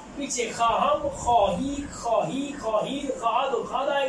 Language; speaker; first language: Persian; non-native, fluent; Urdu